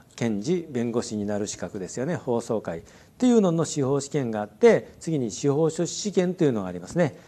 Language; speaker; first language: Japanese; native; Japanese